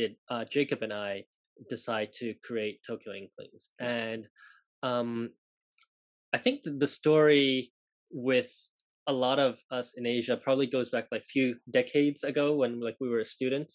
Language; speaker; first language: English; non-native, local second language; Cantonese